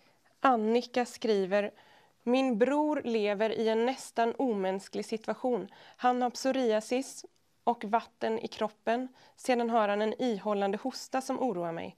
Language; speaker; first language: Swedish; native; Swedish